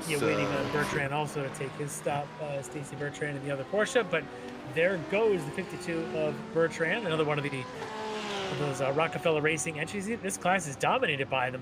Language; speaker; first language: English; native; English